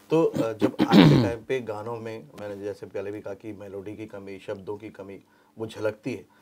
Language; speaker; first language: Hindi; native; Hindi